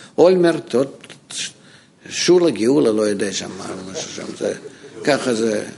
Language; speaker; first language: Hebrew; non-native, fluent; Russian